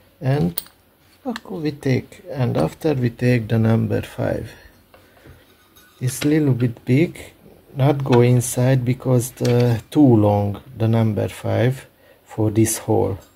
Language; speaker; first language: English; non-native, learner; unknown